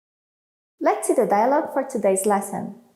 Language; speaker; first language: English; non-native, fluent; Portuguese